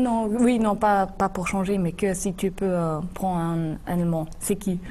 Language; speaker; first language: French; non-native, fluent; German